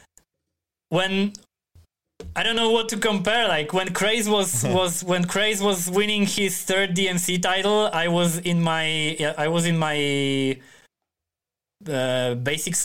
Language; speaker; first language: English; non-native, fluent; Polish